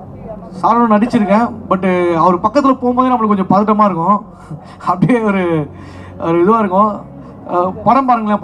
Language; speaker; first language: Tamil; native; Tamil